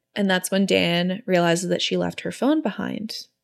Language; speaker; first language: English; native; English